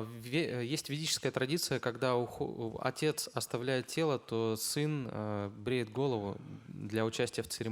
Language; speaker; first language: Russian; native; Russian